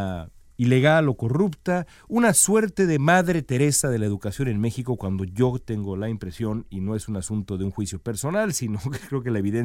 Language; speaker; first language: Spanish; native; Spanish